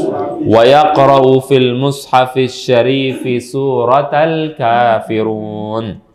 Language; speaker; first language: Arabic; non-native, fluent; Indonesian